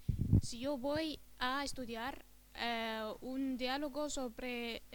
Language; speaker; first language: Spanish; non-native, fluent; Arabic